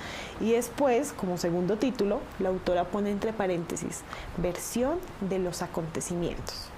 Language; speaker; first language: Spanish; native; Spanish